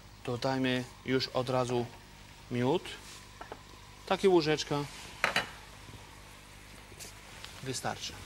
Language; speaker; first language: Polish; non-native, fluent; French